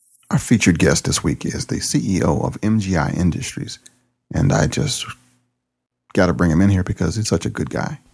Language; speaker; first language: English; native; English